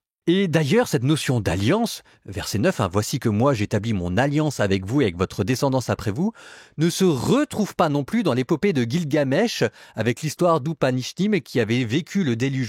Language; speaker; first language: French; native; French